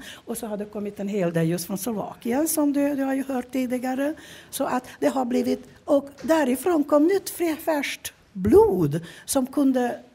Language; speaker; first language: Swedish; non-native, fluent; Hungarian